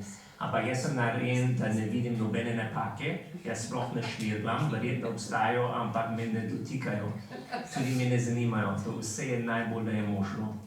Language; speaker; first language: Slovenian; non-native, fluent; English